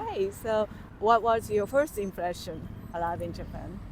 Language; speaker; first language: English; non-native, local second language; Japanese